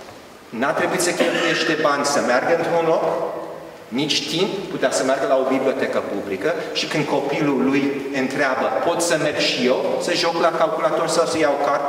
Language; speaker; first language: Romanian; early bilingual, heritage; Romanian